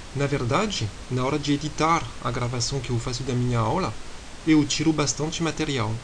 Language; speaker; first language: Portuguese; non-native, fluent; French